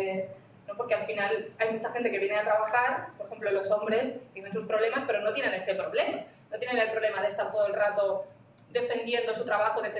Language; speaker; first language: Spanish; native; Spanish